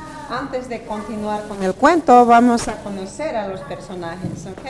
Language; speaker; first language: Spanish; non-native, local second language; Quechua